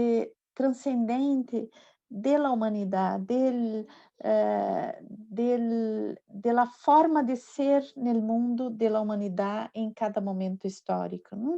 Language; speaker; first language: Spanish; non-native, learner; Portuguese